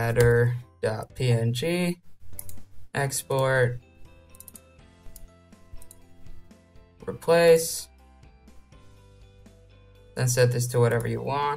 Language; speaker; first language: English; native; English